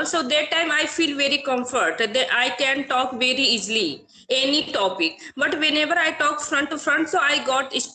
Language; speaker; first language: English; non-native, learner; Hindi